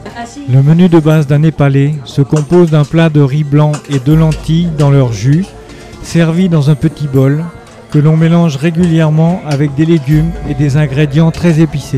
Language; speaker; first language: French; native; French